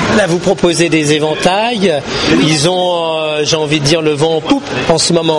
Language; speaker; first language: French; native; French